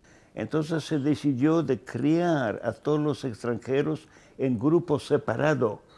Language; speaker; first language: Spanish; non-native, fluent; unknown